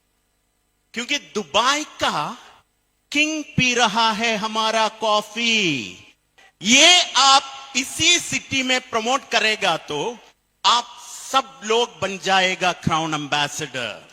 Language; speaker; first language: Hindi; non-native, local second language; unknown